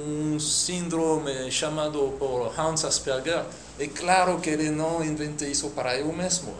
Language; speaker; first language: Portuguese; non-native, fluent; French